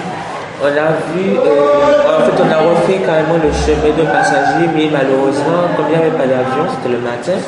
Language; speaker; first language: French; native; French